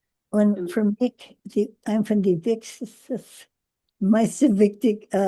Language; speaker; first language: German; non-native, learner; English